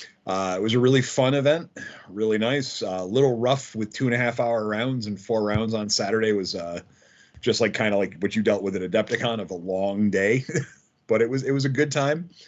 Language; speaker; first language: English; native; English